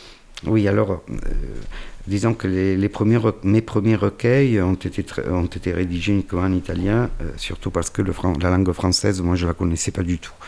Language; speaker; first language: French; non-native, fluent; Italian